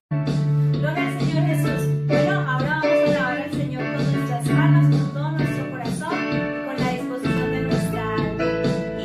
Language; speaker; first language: Spanish; native; Spanish